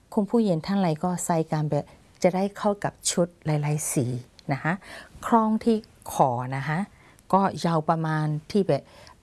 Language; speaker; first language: Thai; non-native, fluent; Burmese